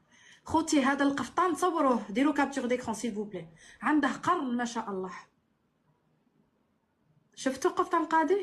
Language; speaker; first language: Arabic; native; Arabic